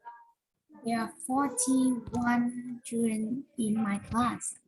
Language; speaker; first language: English; non-native, learner; Vietnamese